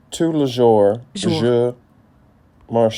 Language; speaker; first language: French; non-native, learner; English